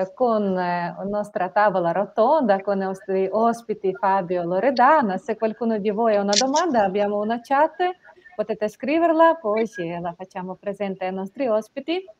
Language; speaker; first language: Italian; non-native, fluent; Ukrainian